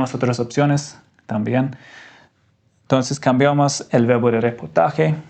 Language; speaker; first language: Spanish; non-native, fluent; English